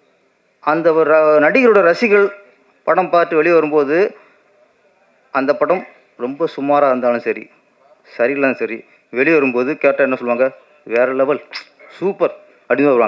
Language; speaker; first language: Tamil; native; Tamil